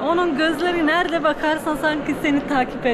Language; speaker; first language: Turkish; non-native, fluent; Slovenian